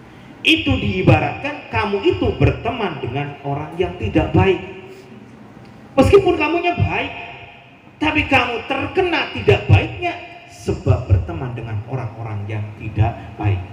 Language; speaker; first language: Indonesian; non-native, local second language; Javanese